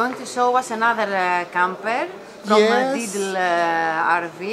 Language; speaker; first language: English; non-native, fluent; Greek